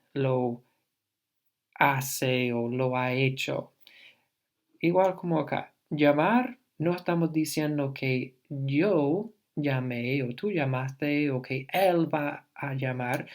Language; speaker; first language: Spanish; non-native, fluent; English